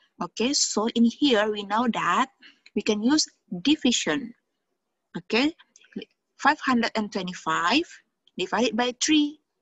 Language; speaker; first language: English; non-native, fluent; Indonesian